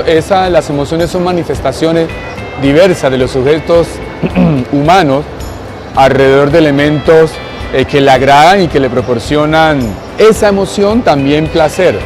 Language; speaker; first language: Spanish; native; Spanish